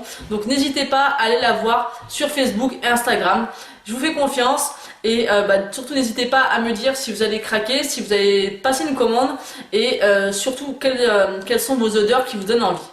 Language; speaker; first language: French; native; French